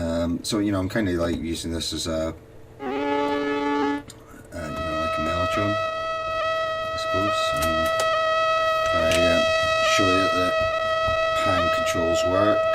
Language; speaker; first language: English; native; English